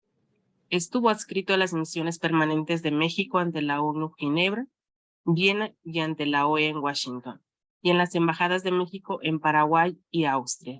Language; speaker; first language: Spanish; native; Spanish